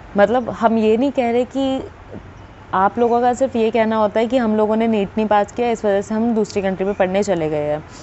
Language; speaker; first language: Hindi; native; Hindi